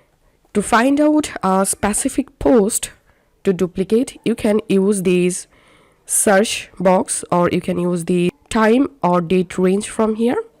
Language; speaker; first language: English; non-native, fluent; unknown